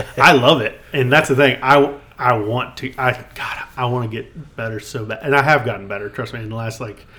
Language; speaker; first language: English; native; English